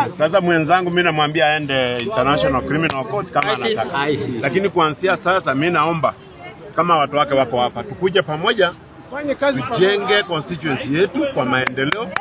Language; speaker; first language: Swahili; non-native, local second language; Gusii